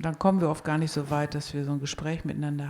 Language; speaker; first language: German; native; German